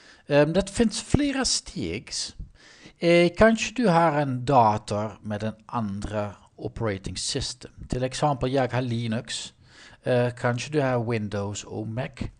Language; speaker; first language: Swedish; non-native, learner; Dutch